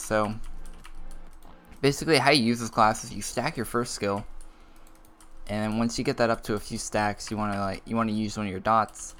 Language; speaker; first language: English; native; English